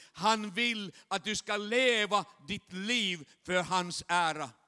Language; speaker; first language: Swedish; non-native, fluent; Chinese